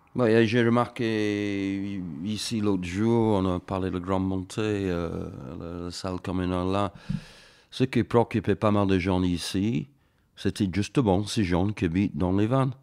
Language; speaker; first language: French; non-native, fluent; English